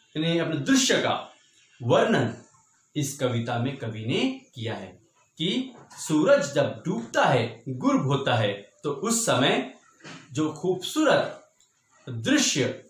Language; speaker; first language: Hindi; non-native, local second language; Marathi